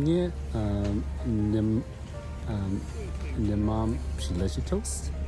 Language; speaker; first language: Czech; non-native, learner; English